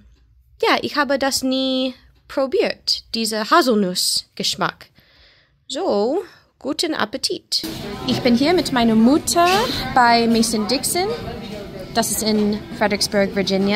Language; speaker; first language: German; non-native, learner; English